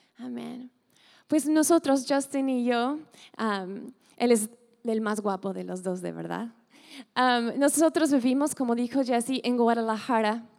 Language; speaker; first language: Spanish; non-native, fluent; English